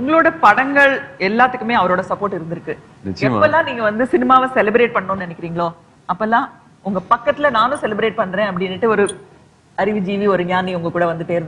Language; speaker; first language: Tamil; native; Tamil